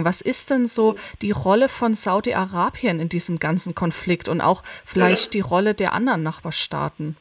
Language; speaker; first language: German; native; German